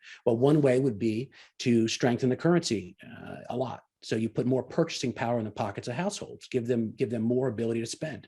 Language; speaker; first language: English; native; English